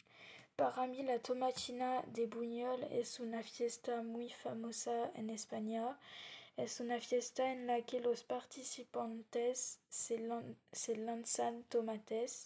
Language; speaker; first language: Spanish; non-native, learner; French